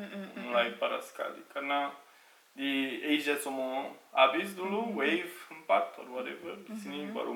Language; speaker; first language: Indonesian; non-native, learner; Romanian